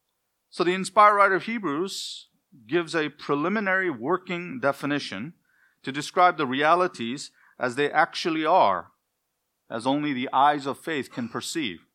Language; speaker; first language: English; native; English